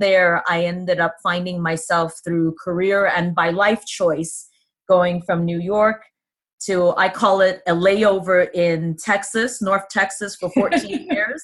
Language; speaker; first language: English; native; English